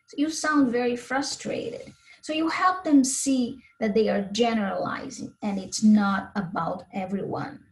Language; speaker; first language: English; non-native, fluent; Portuguese